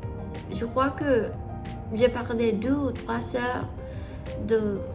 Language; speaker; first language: French; non-native, learner; Spanish